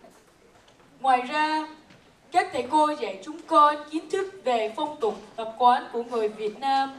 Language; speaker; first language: Vietnamese; early bilingual, heritage; Vietnamese